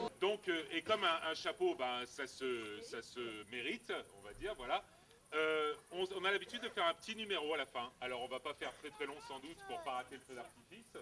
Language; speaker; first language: French; native; French